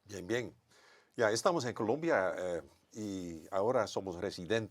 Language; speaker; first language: Spanish; non-native, fluent; Dutch